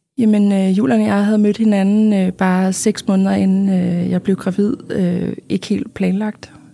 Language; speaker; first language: Danish; native; Danish